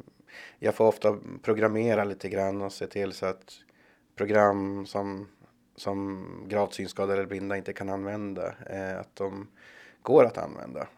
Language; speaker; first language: Swedish; native; Swedish